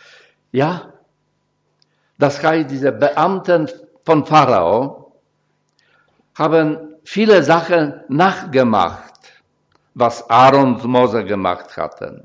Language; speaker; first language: German; non-native, fluent; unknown